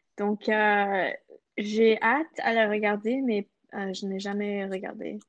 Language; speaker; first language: French; non-native, local second language; English